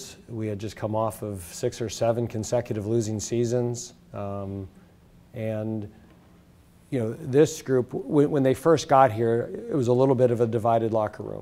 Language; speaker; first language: English; native; English